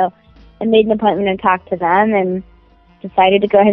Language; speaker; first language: English; native; English